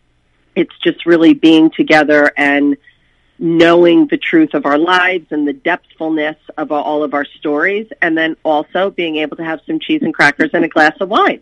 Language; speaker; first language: English; native; English